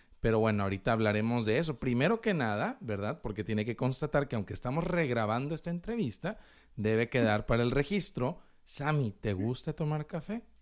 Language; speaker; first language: Spanish; native; Spanish